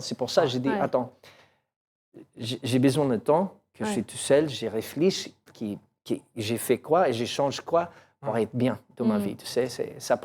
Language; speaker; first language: French; non-native, learner; English